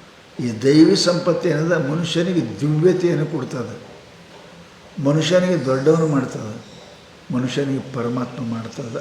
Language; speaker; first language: Kannada; native; Kannada